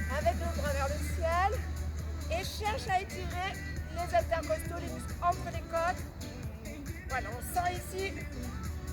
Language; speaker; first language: French; native; French